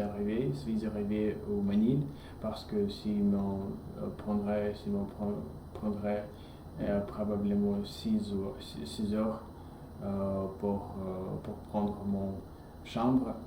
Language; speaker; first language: French; non-native, learner; English